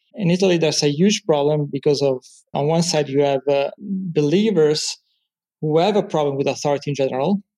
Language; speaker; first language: English; non-native, fluent; Italian